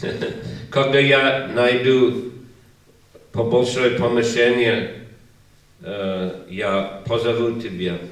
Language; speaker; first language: Russian; non-native, learner; English